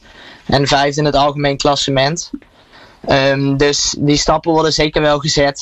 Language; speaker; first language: Dutch; native; Dutch